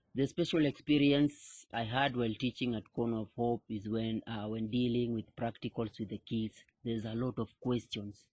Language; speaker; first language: English; non-native, local second language; Kikuyu